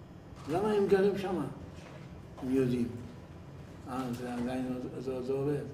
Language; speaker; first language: Hebrew; early bilingual, other home language; Yiddish